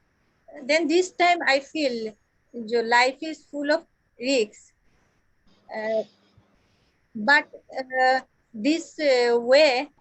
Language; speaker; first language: English; non-native, learner; Assamese